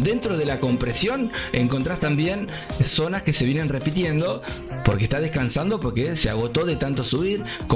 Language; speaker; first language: Spanish; native; Spanish